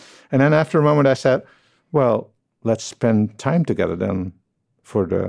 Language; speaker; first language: English; non-native, fluent; Dutch